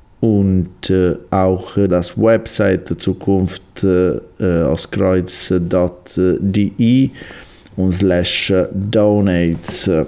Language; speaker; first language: German; non-native, learner; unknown